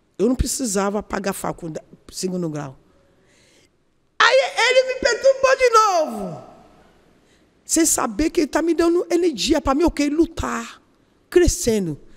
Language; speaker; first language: Portuguese; non-native, learner; Yoruba